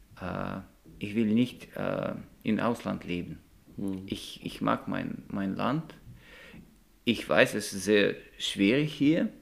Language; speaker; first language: German; non-native, learner; Russian